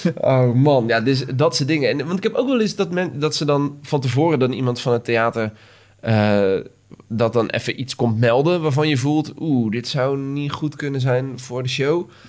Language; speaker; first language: Dutch; native; Dutch